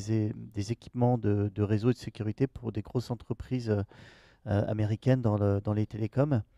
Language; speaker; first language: French; native; French